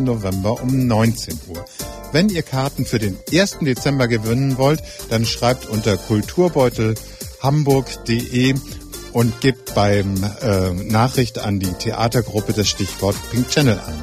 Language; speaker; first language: German; native; German